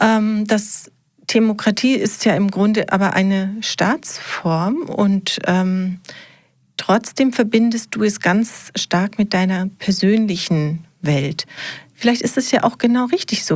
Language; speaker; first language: German; native; German